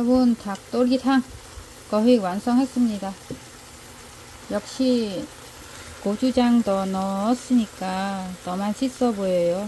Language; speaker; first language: Korean; non-native, learner; Vietnamese